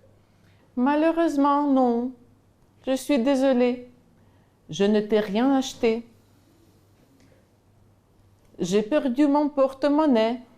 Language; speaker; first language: French; non-native, fluent; Ukrainian